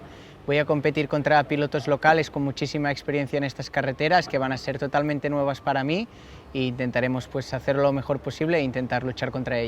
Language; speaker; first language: Spanish; native; Spanish